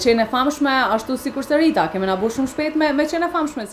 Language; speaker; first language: Albanian; native; Albanian